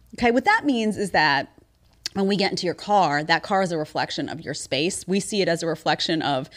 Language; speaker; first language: English; native; English